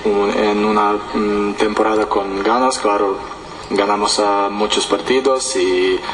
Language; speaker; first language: Spanish; non-native, learner; Serbian